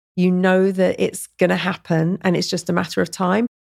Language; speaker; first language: English; native; English